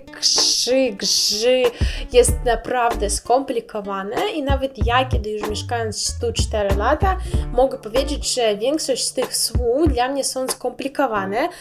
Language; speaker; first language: Polish; non-native, learner; Russian